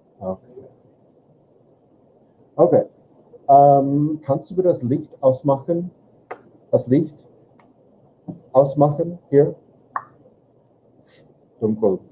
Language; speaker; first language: German; non-native, fluent; English